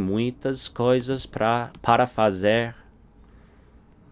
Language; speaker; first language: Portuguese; non-native, fluent; English